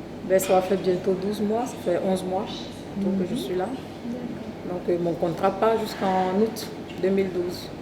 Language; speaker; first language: French; native; French